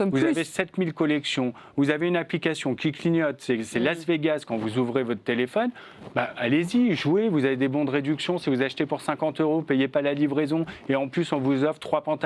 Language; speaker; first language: French; native; French